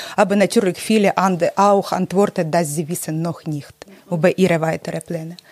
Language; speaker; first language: German; non-native, learner; Ukrainian